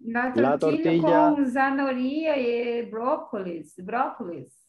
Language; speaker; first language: Spanish; non-native, learner; Portuguese